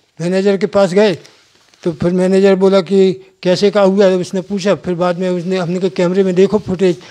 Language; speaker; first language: Hindi; native; Hindi